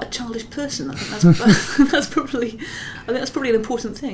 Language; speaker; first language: English; native; English